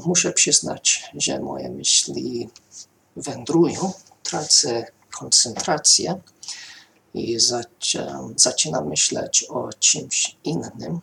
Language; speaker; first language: Polish; non-native, fluent; English